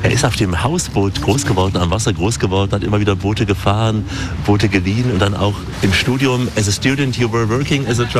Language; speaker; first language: German; native; German